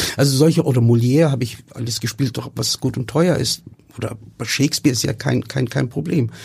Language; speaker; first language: German; early bilingual, other home language; Turkish